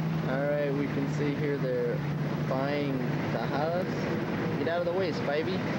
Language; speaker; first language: English; native; English